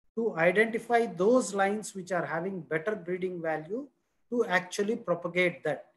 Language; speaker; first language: English; non-native, local second language; Telugu